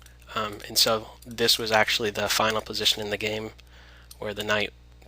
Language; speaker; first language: English; native; English